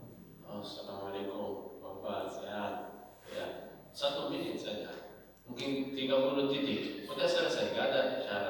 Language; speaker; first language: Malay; non-native, learner; Arabic